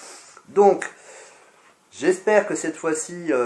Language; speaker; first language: French; native; French